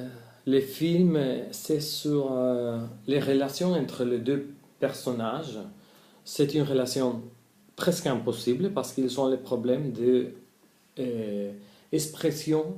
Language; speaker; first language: French; non-native, learner; Spanish